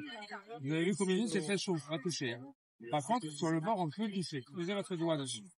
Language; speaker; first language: French; native; French